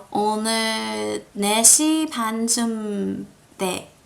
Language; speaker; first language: Korean; non-native, learner; English